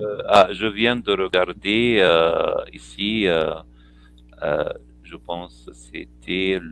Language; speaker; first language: French; non-native, fluent; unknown